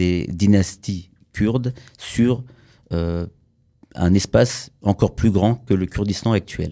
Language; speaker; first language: French; early bilingual, other home language; Kurdish